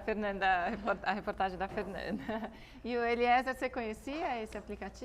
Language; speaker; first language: Portuguese; native; Portuguese